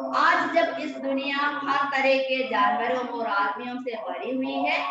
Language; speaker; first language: Hindi; non-native, local second language; Malayalam